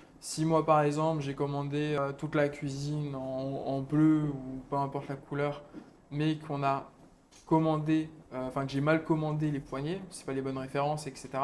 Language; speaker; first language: French; native; French